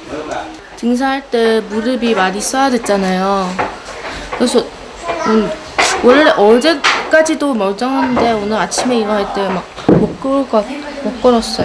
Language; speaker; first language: Korean; non-native, fluent; Chinese